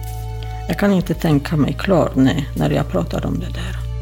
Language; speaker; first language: Swedish; non-native, fluent; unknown